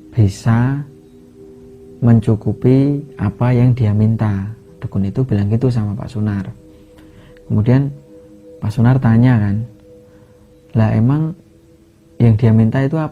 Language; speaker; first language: Indonesian; native; Indonesian